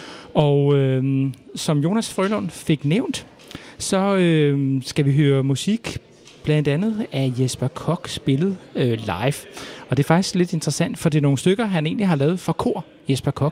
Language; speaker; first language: Danish; native; Danish